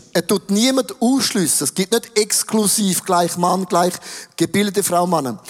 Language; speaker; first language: German; native; German